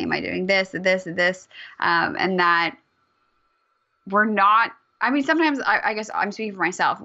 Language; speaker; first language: English; native; English